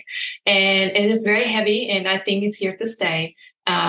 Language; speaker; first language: English; non-native, fluent; Spanish